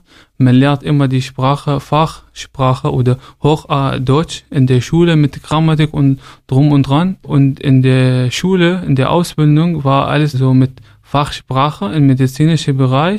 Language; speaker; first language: German; non-native, fluent; Arabic